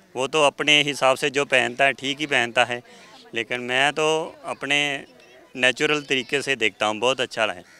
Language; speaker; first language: Hindi; native; Hindi